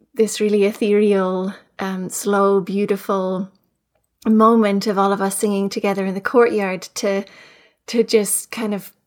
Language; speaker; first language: English; native; English